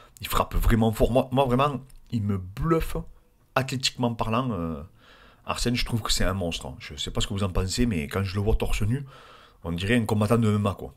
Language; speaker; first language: French; native; French